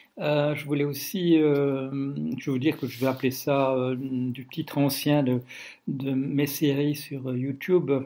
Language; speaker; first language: French; non-native, fluent; Dutch